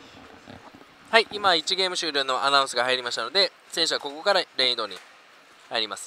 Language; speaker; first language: Japanese; native; Japanese